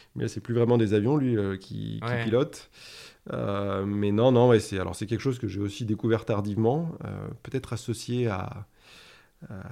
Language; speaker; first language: French; native; French